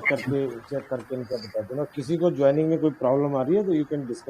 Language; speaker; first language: Hindi; native; Hindi